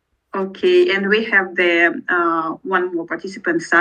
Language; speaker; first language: English; non-native, learner; Russian